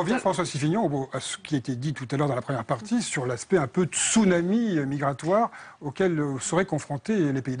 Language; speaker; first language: French; native; French